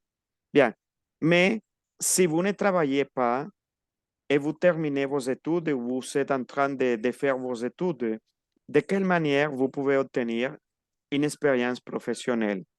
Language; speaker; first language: French; non-native, fluent; Spanish